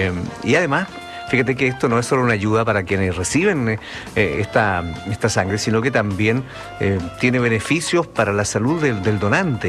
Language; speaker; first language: Spanish; native; Spanish